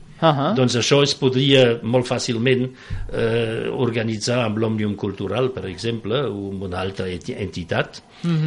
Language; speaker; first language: Catalan; non-native, fluent; French